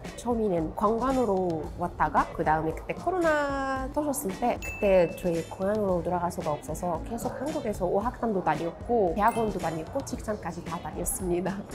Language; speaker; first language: Korean; non-native, fluent; Arabic